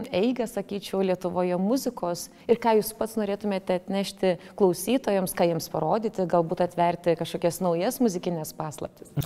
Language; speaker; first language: Lithuanian; native; Lithuanian